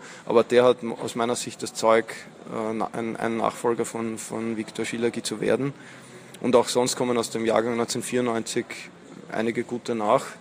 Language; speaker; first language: German; native; German